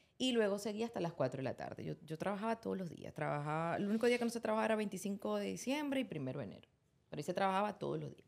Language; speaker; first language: Spanish; native; Spanish